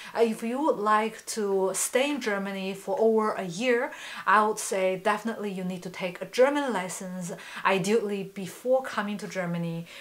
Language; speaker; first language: English; non-native, fluent; Chinese